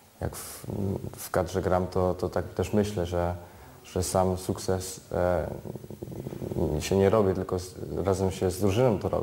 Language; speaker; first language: Polish; early bilingual, heritage; Polish